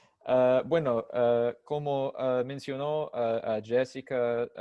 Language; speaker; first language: Spanish; non-native, fluent; English